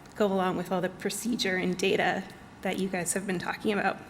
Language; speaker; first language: English; native; English